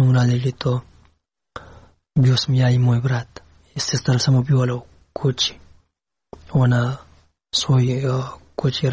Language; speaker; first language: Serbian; non-native, learner; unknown